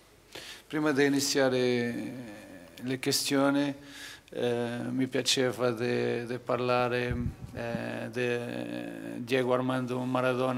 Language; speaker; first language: Italian; non-native, fluent; Portuguese